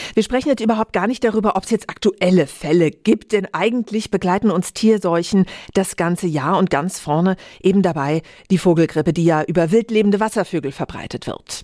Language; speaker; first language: German; native; German